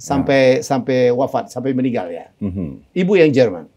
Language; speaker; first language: Indonesian; native; Indonesian